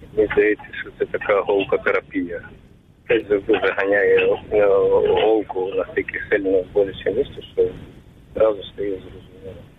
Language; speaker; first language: Ukrainian; early bilingual, heritage; Ukrainian